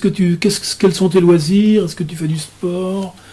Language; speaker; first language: French; native; French